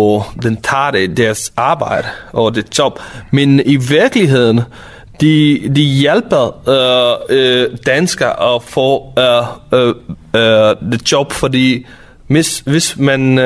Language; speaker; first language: Danish; non-native, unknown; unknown